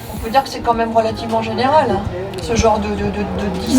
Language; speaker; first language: French; native; French